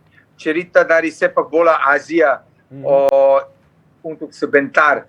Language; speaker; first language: Indonesian; non-native, fluent; Serbian